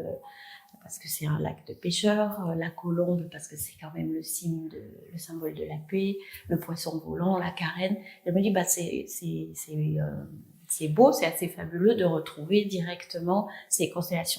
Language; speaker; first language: French; native; French